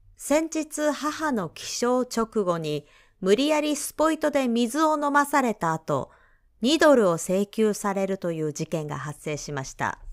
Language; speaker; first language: Japanese; native; Japanese